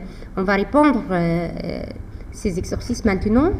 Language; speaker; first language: French; non-native, fluent; Arabic